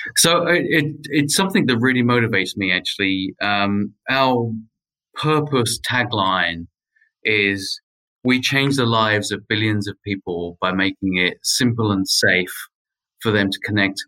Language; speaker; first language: English; native; English